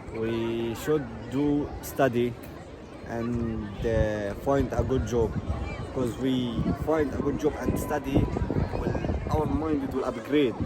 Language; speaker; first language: English; non-native, learner; Arabic